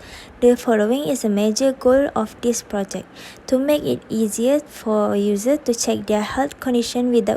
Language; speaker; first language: English; non-native, local second language; Malay